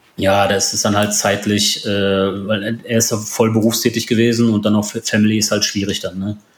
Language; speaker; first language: German; early bilingual, other home language; Polish